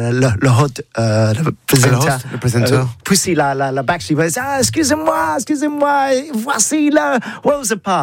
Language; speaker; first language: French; non-native, learner; English